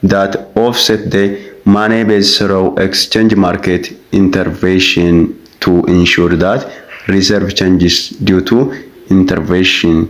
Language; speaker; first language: English; non-native, local second language; Amharic